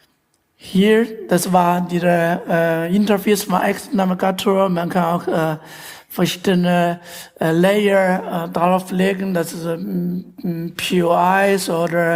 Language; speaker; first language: German; non-native, learner; Chinese